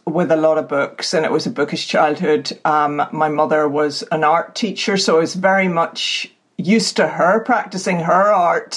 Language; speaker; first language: English; native; English